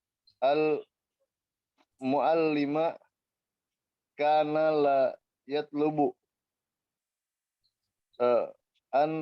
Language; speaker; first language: Arabic; non-native, learner; Indonesian